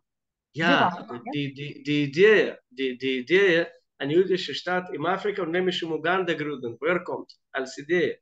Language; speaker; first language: German; non-native, fluent; Hebrew